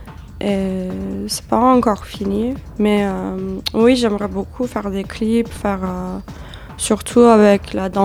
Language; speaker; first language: French; non-native, fluent; Turkish